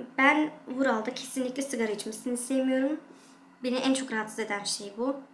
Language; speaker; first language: Turkish; early bilingual, heritage; Turkish